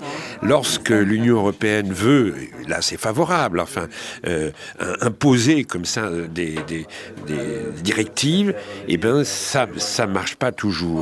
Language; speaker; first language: French; native; French